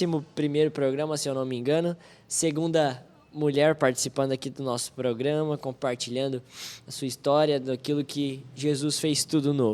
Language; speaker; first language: Portuguese; native; Portuguese